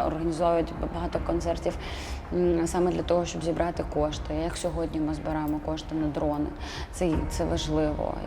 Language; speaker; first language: Ukrainian; non-native, local second language; Russian